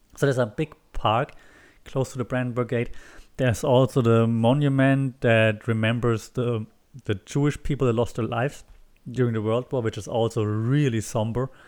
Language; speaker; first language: English; non-native, fluent; German